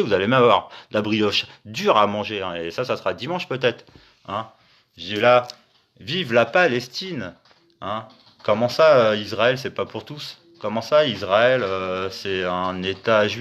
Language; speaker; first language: French; native; French